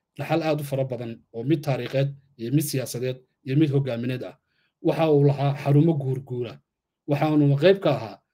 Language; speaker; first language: Somali; native; Somali